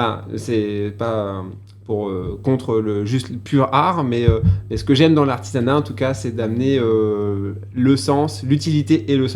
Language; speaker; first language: French; native; French